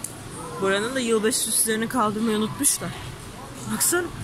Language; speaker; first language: Turkish; native; Turkish